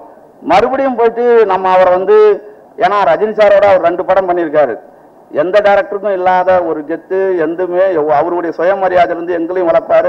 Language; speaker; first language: Tamil; native; Tamil